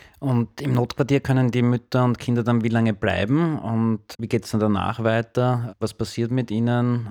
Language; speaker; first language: German; native; German